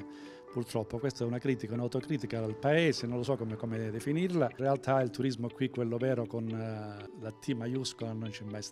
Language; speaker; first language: Italian; native; Italian